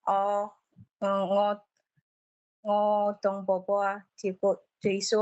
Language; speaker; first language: Chinese; non-native, learner; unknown